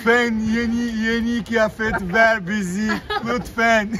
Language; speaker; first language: Turkish; non-native, learner; Portuguese